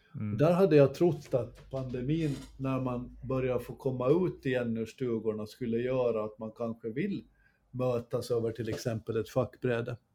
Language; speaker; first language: Swedish; native; Swedish